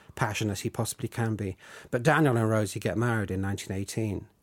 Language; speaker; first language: English; native; English